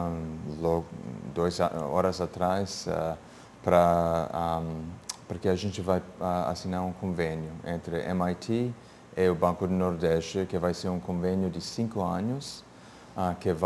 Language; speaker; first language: Portuguese; non-native, fluent; English